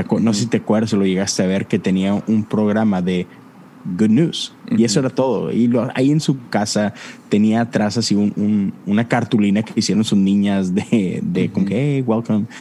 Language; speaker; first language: Spanish; native; Spanish